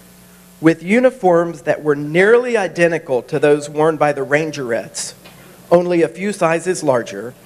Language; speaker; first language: English; native; English